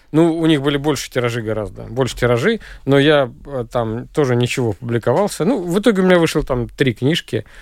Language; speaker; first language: Russian; native; Russian